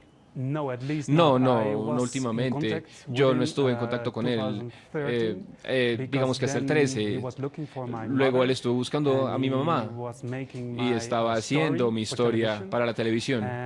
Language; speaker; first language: Spanish; non-native, fluent; Dutch